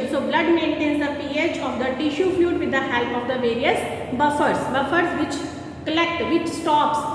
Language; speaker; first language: English; non-native, local second language; Hindi